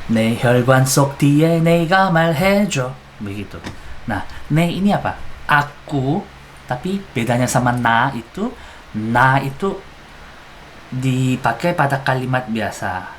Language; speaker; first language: Indonesian; non-native, fluent; Korean